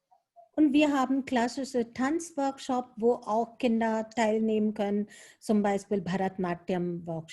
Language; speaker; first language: German; non-native, fluent; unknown